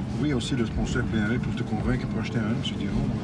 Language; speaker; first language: French; non-native, local second language; Dutch